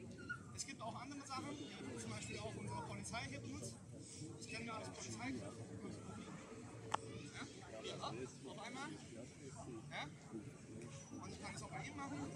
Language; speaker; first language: German; non-native, fluent; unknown